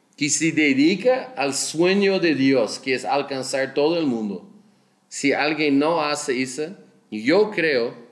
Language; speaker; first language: Spanish; non-native, learner; Dutch